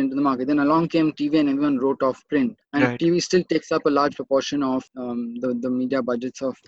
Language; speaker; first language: English; non-native, local second language; Marathi